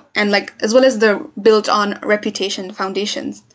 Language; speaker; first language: English; non-native, local second language; Nepali